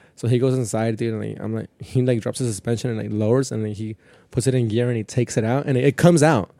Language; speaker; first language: English; early bilingual, other home language; Spanish